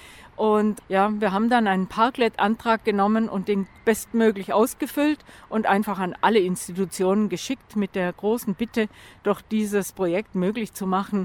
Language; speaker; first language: German; native; German